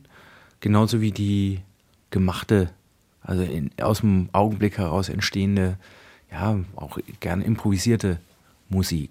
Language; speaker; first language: German; native; German